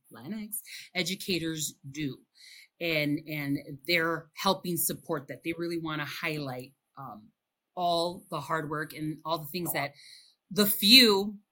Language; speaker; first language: English; early bilingual, other home language; Spanish